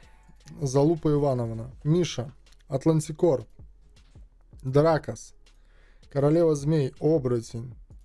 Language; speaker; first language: Russian; native; Russian